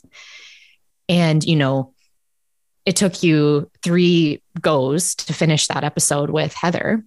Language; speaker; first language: English; native; English